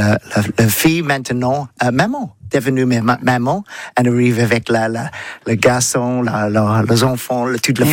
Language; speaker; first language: French; non-native, learner; English